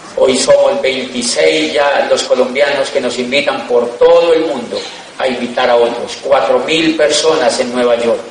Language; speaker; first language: Spanish; native; Spanish